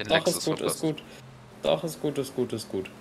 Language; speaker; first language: German; native; German